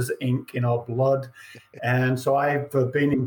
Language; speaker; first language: English; native; English